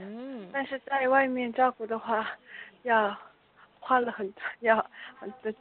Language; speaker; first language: Chinese; non-native, learner; Korean